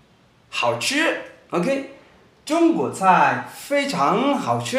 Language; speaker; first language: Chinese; non-native, fluent; Amharic